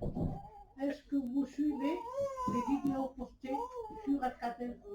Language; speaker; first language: French; non-native, learner; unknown